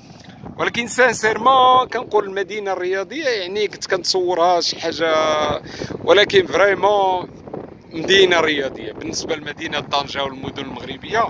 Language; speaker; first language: Arabic; native; Arabic